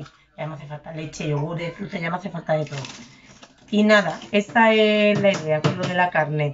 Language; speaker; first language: Spanish; native; Spanish